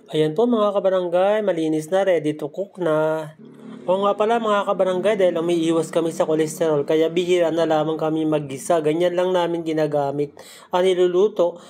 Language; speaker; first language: Filipino; non-native, local second language; Hiligaynon